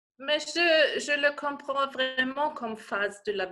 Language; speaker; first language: French; non-native, learner; German